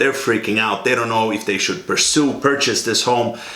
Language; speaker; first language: English; native; English